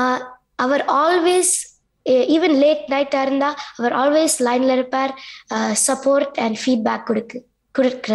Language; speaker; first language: Tamil; early bilingual, heritage; Tamil